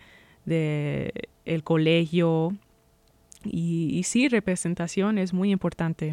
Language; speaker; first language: Spanish; early bilingual, heritage; Spanish